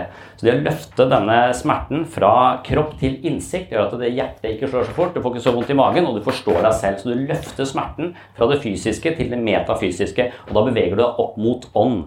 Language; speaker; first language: Norwegian; native; Norwegian